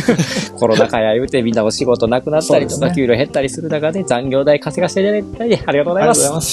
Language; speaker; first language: Japanese; native; Japanese